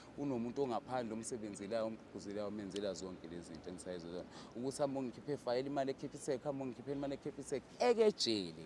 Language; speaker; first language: Zulu; native; Zulu